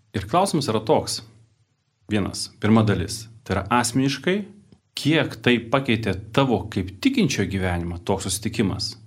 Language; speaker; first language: Lithuanian; native; Lithuanian